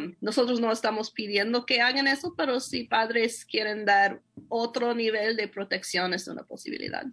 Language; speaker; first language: Spanish; non-native, fluent; English